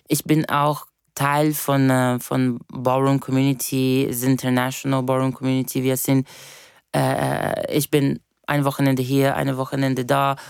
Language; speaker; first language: German; non-native, fluent; Portuguese